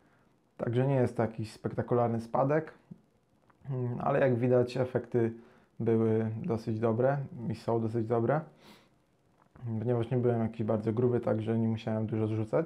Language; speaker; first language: Polish; native; Polish